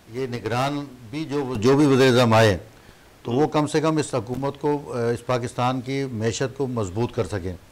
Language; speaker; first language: Urdu; native; Urdu